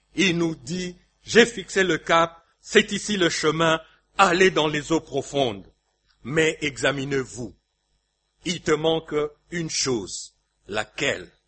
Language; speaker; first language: French; non-native, local second language; Lingala